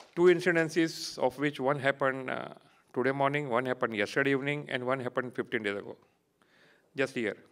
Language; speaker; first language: English; non-native, local second language; Gujarati